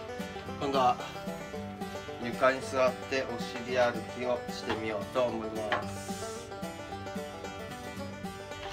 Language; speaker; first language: Japanese; native; Japanese